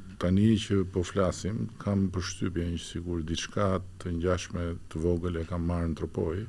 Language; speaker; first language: Albanian; native; Albanian